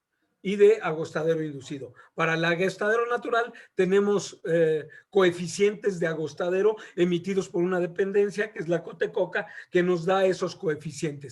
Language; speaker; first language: Spanish; native; Spanish